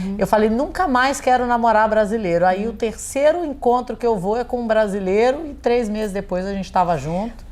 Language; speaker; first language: Portuguese; native; Portuguese